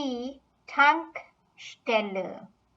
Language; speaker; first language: German; non-native, fluent; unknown